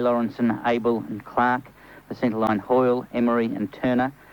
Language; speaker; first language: English; native; English